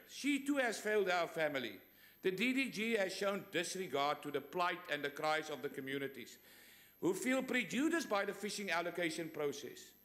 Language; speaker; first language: English; non-native, local second language; Afrikaans